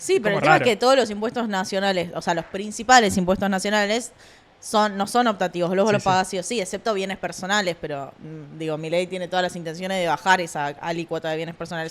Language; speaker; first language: Spanish; native; Spanish